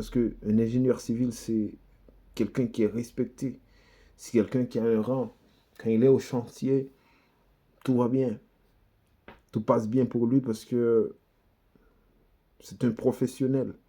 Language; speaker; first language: French; non-native, local second language; Haitian Creole